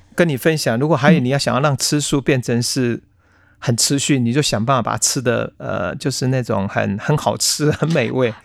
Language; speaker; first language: Chinese; native; Chinese